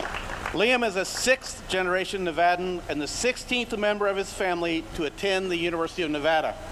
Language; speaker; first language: English; native; English